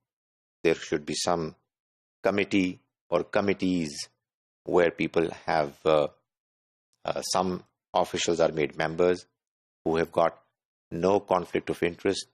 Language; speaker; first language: English; non-native, local second language; Urdu